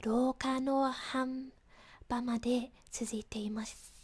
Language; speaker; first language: Japanese; non-native, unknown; English